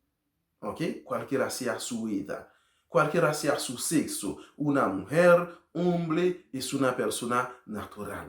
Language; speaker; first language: Spanish; non-native, learner; Haitian Creole